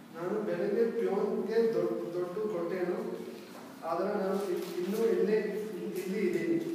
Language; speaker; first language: Kannada; non-native, learner; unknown